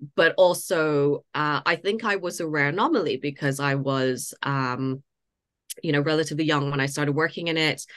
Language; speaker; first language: English; native; English